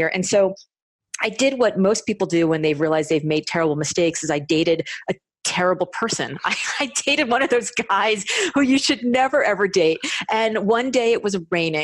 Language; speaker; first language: English; native; English